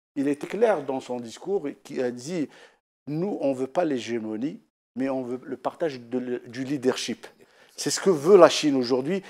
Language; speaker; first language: French; non-native, local second language; Arabic